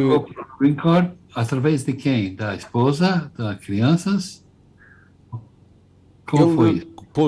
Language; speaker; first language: Portuguese; non-native, fluent; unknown